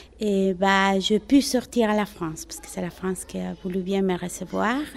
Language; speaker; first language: French; non-native, fluent; Spanish